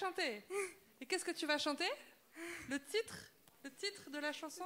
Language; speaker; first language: French; native; French